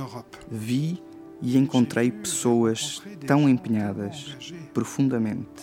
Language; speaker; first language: Portuguese; non-native, fluent; Luxembourgish